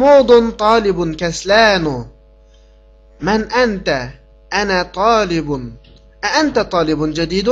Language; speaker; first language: Arabic; non-native, fluent; Uyghur